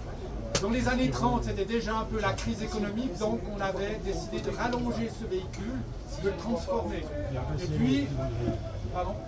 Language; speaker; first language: French; native; French